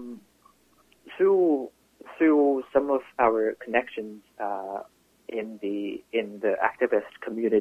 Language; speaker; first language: English; non-native, local second language; Cantonese